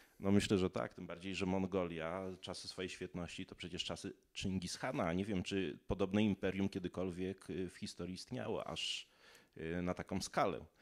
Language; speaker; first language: Polish; native; Polish